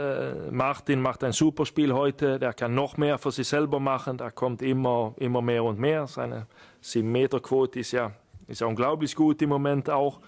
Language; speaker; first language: German; non-native, fluent; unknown